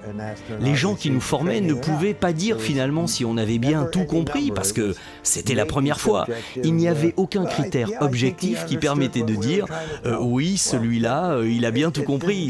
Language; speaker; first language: French; native; French